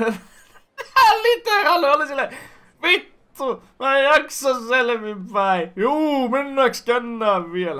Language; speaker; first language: Finnish; native; Finnish